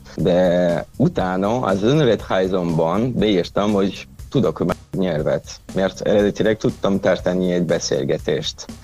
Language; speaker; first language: Hungarian; non-native, fluent; French